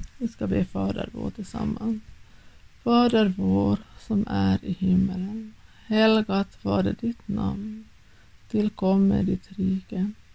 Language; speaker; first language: Swedish; native; Swedish